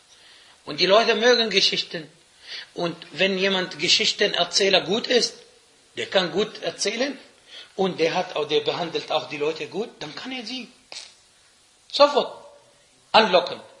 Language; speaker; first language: German; non-native, fluent; Arabic